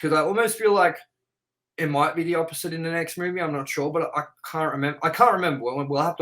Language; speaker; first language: English; native; English